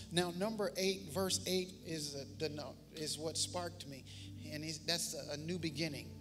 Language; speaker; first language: English; native; English